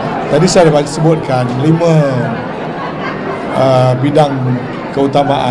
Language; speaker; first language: Malay; native; Malay